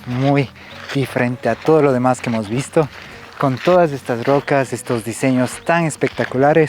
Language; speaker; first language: Spanish; native; Spanish